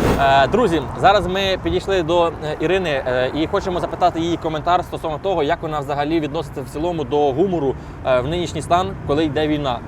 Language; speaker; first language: Ukrainian; non-native, local second language; Russian